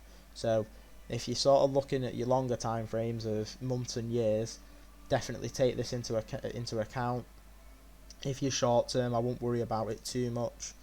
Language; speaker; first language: English; native; English